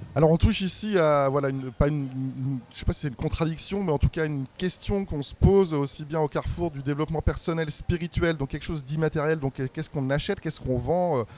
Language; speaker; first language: French; native; French